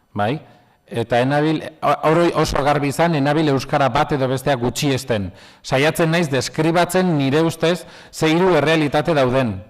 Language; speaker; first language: Basque; non-native, local second language; Spanish